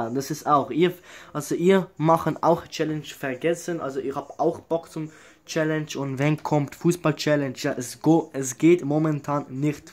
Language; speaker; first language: German; early bilingual, other home language; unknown